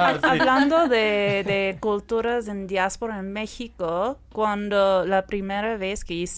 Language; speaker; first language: Spanish; non-native, fluent; English